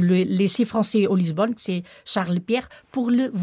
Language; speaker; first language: French; non-native, learner; Portuguese